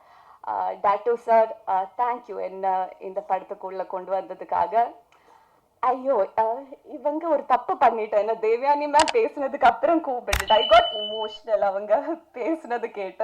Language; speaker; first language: Tamil; non-native, fluent; Malayalam